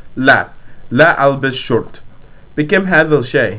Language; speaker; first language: Arabic; non-native, learner; English